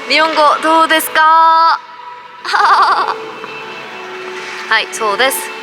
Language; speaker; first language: Japanese; non-native, learner; Korean